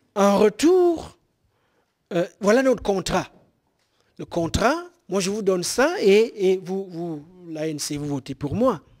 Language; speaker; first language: French; non-native, local second language; Basaa